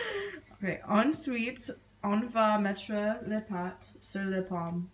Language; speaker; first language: French; non-native, learner; English